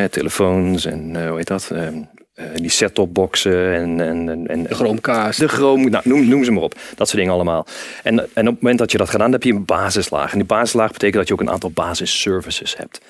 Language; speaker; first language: Dutch; native; Dutch